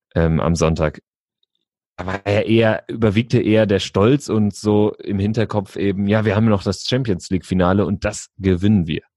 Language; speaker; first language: German; native; German